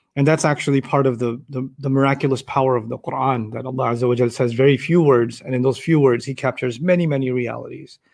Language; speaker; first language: English; non-native, local second language; Urdu